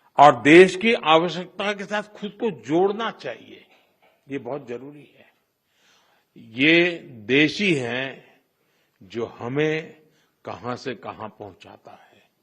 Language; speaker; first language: Hindi; non-native, local second language; Gujarati